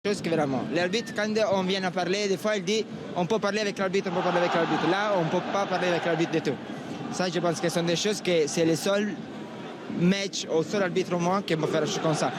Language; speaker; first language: French; non-native, learner; Italian